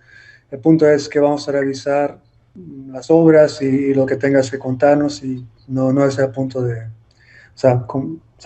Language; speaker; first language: Spanish; non-native, fluent; Hungarian